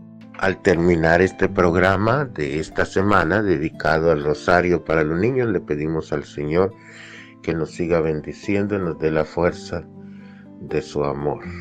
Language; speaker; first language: Spanish; native; Spanish